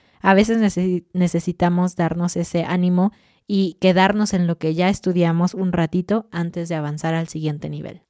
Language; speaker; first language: Spanish; native; Spanish